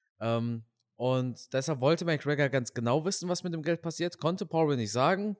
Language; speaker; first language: German; native; German